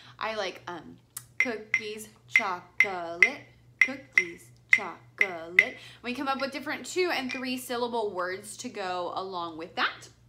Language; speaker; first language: English; native; English